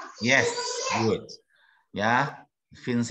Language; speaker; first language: English; non-native, learner; Indonesian